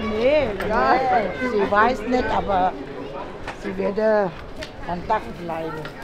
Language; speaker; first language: German; non-native, learner; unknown